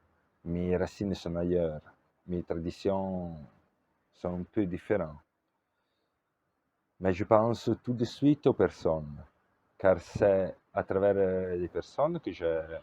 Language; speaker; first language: French; non-native, local second language; Italian